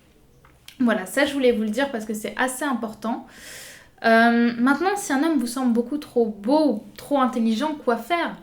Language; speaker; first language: French; native; French